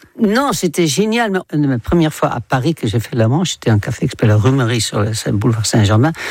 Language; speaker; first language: French; non-native, fluent; Dutch